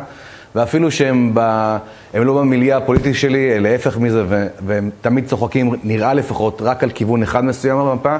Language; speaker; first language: Hebrew; native; Hebrew